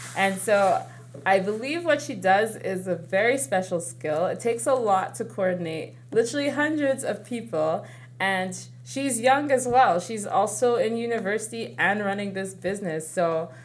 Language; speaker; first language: English; early bilingual, other home language; Yoruba